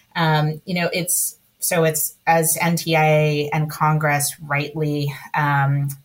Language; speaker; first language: English; early bilingual, other home language; Spanish